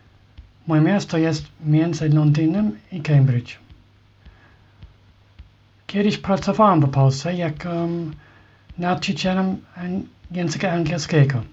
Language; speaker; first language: Polish; non-native, fluent; English